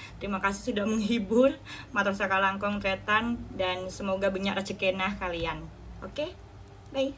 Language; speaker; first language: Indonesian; non-native, local second language; Madurese